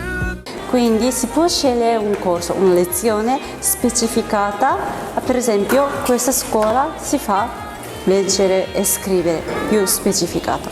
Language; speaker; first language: Italian; non-native, fluent; Japanese